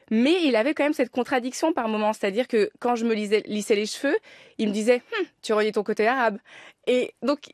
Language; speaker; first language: French; native; French